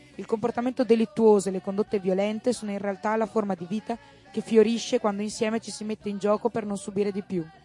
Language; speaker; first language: Italian; native; Italian